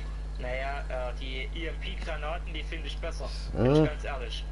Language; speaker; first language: German; native; German